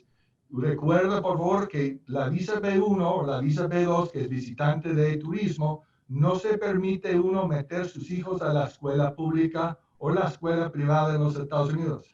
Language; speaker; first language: Spanish; non-native, fluent; English